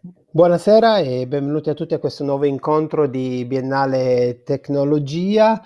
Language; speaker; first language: Italian; native; Italian